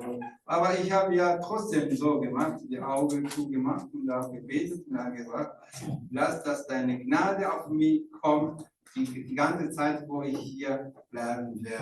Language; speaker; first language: German; non-native, fluent; Rundi